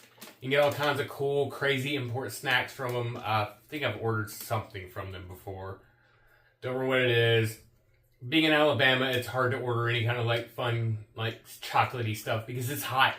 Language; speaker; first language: English; native; English